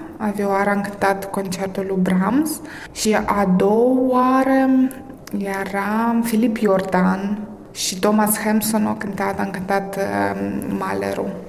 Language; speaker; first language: Romanian; early bilingual, heritage; Romanian